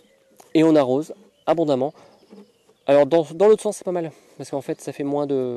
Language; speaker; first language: French; native; French